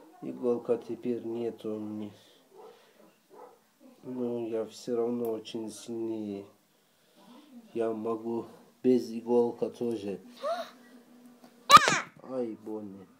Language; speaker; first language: Russian; early bilingual, heritage; Russian